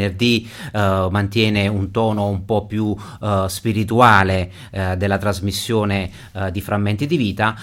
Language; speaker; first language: Italian; native; Italian